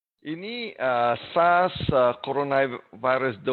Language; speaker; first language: Indonesian; non-native, learner; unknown